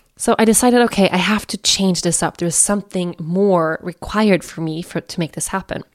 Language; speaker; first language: English; non-native, fluent; Swedish